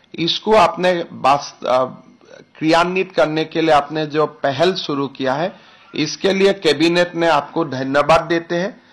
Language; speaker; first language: Hindi; non-native, local second language; Assamese